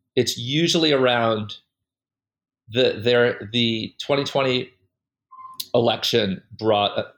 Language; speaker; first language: English; native; English